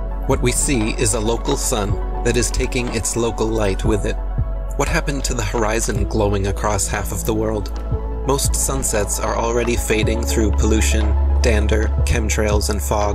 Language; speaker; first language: English; native; English